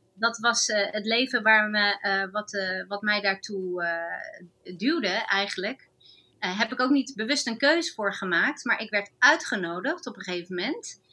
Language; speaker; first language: Dutch; non-native, fluent; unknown